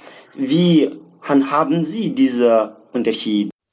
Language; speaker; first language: German; non-native, learner; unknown